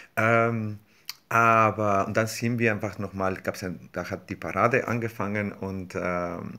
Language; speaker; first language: German; non-native, fluent; Spanish